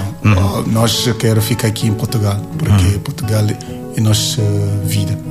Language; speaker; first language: Portuguese; non-native, learner; Yoruba